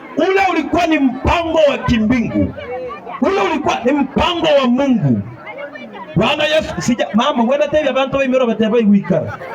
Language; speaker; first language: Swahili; non-native, local second language; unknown